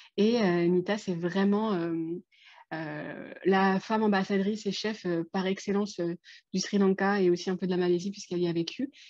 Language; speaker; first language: French; native; French